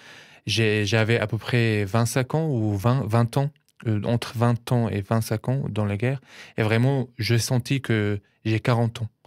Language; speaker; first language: French; non-native, learner; Arabic